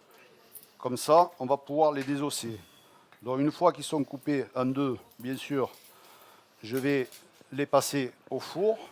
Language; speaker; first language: French; native; French